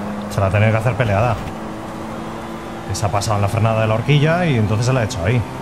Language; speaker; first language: Spanish; native; Spanish